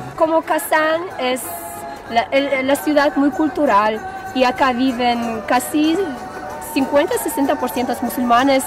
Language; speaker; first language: Spanish; non-native, fluent; Tatar